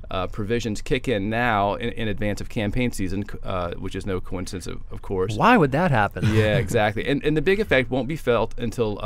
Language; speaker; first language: English; native; English